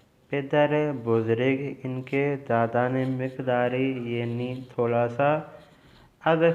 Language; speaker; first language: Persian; non-native, fluent; Urdu